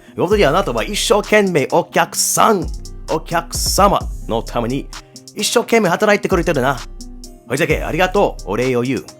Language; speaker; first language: Japanese; non-native, fluent; English